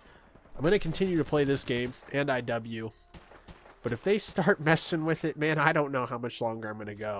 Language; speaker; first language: English; native; English